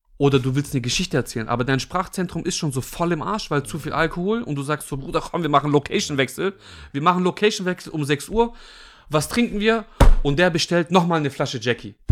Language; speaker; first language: German; early bilingual, other home language; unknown